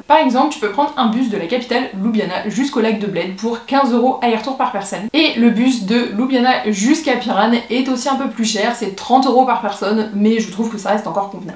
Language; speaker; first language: French; native; French